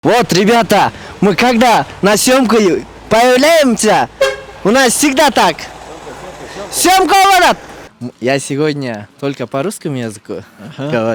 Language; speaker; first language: Russian; non-native, local second language; Kyrgyz